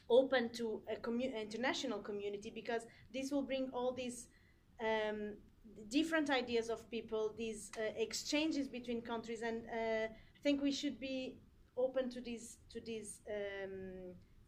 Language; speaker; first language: English; non-native, fluent; Portuguese